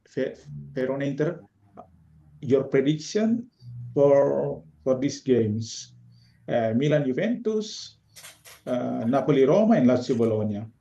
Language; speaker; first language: English; non-native, fluent; Italian